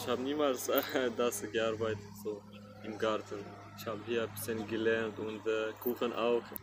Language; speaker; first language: German; non-native, learner; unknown